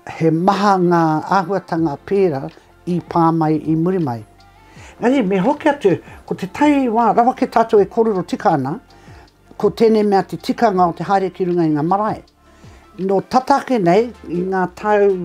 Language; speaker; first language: Māori; native; Māori